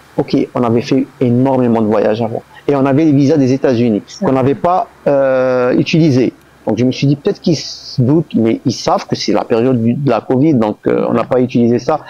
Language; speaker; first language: French; non-native, local second language; Arabic